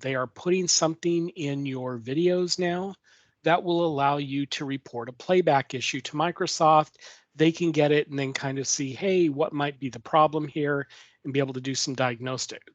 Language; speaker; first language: English; native; English